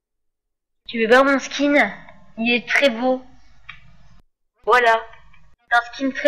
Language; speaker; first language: French; native; French